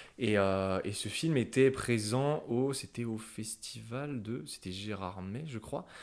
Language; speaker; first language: French; native; French